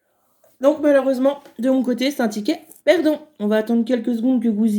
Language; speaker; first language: French; native; French